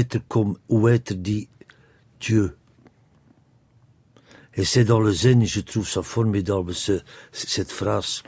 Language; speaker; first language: French; non-native, local second language; Dutch